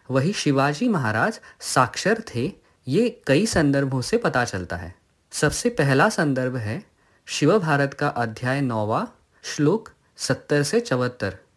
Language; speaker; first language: Hindi; non-native, local second language; Marathi